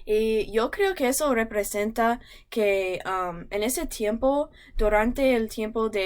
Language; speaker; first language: Spanish; non-native, learner; English